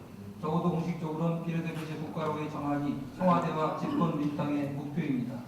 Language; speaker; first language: Korean; native; Korean